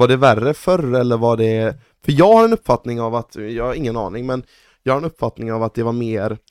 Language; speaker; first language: Swedish; native; Swedish